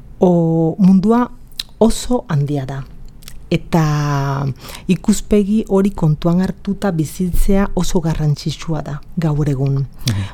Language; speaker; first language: Basque; non-native, fluent; Spanish